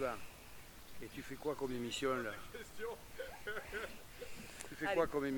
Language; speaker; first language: French; native; French